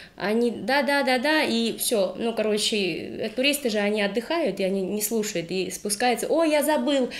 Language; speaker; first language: Russian; early bilingual, heritage; Russian